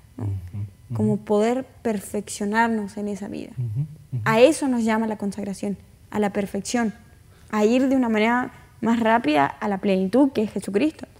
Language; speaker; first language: Spanish; native; Spanish